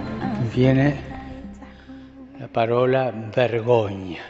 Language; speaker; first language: Italian; non-native, fluent; Spanish